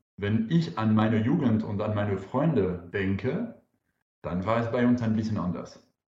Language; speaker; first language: German; non-native, fluent; French